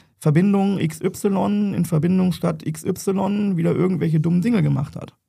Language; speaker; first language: German; native; German